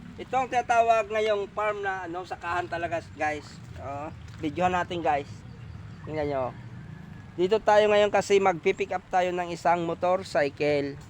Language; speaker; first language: Filipino; non-native, local second language; Bikol